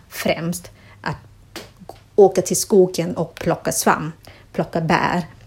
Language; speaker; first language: Swedish; non-native, fluent; Thai